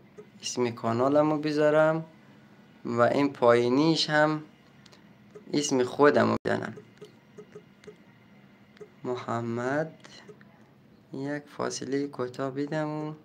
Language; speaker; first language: Persian; native; Persian